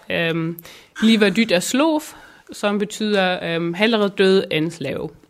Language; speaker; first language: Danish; non-native, local second language; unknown